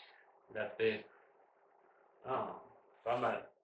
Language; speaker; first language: French; native; French